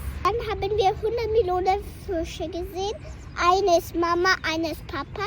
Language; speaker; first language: German; early bilingual, other home language; Kannada